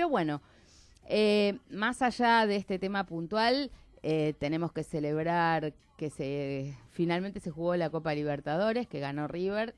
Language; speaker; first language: Spanish; native; Spanish